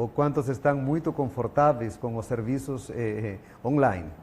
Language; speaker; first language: Spanish; non-native, fluent; Portuguese